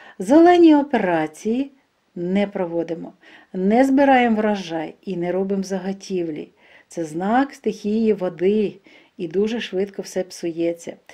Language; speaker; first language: Ukrainian; non-native, local second language; Russian